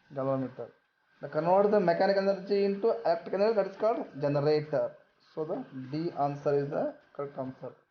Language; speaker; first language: English; non-native, local second language; Kannada